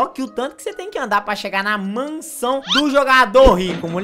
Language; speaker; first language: Portuguese; native; Portuguese